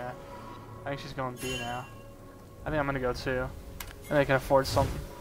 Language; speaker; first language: English; native; English